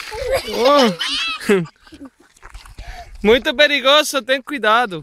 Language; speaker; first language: Portuguese; non-native, learner; Spanish